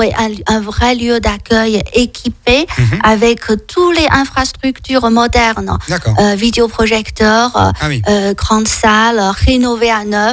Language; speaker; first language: French; non-native, fluent; Chinese